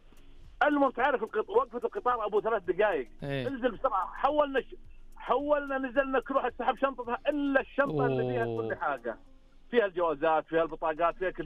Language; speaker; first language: Arabic; native; Arabic